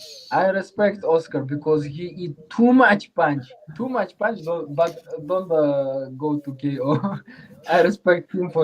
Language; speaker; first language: English; non-native, learner; Uzbek